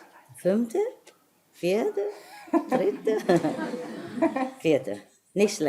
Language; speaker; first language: German; non-native, fluent; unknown